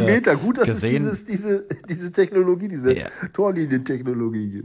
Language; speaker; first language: German; native; German